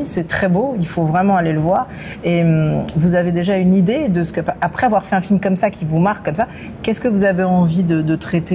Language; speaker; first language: French; native; French